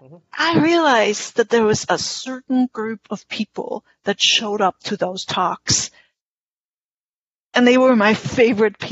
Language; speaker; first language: English; non-native, fluent; German